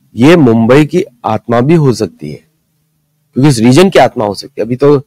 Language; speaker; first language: Hindi; early bilingual, other home language; Marathi